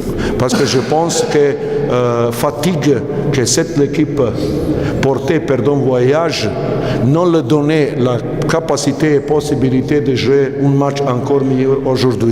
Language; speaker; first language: French; non-native, learner; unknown